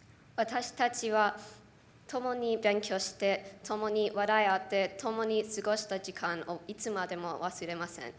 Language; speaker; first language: Japanese; non-native, learner; English